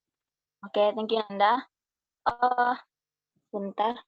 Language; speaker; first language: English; non-native, learner; Indonesian